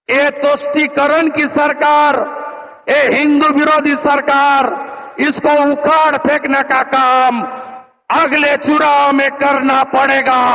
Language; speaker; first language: Hindi; non-native, local second language; Bangla